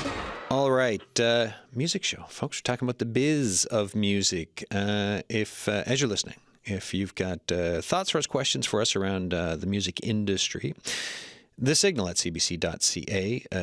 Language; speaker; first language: English; native; English